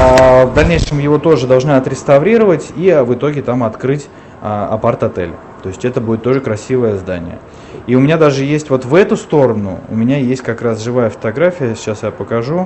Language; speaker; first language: Russian; native; Russian